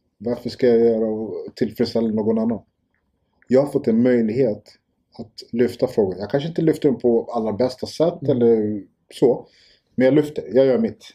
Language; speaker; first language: Swedish; early bilingual, other home language; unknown